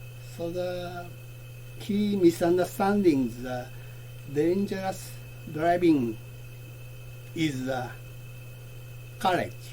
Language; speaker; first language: English; non-native, learner; Japanese